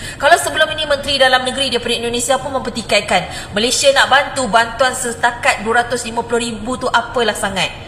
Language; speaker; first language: Malay; native; Malay